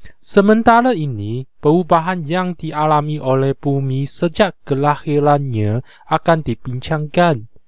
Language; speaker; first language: Malay; non-native, local second language; Chinese